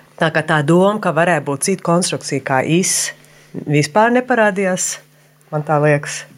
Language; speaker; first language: Latvian; early bilingual, heritage; Latvian